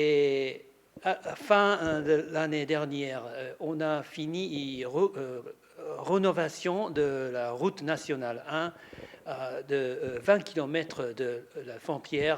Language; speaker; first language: French; non-native, learner; Japanese